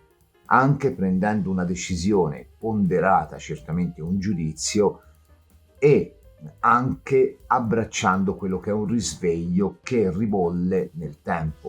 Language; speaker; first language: Italian; native; Italian